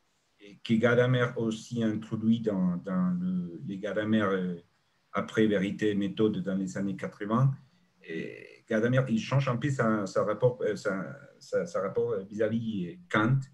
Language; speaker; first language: French; non-native, fluent; Spanish